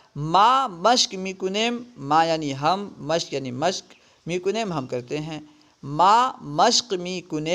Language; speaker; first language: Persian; non-native, fluent; Urdu